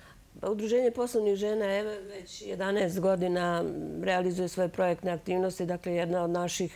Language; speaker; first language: Serbian; native; Serbian